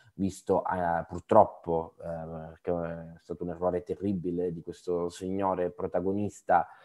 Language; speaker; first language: Italian; native; Italian